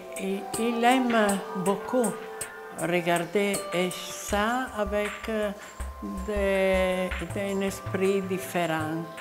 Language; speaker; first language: French; non-native, learner; Italian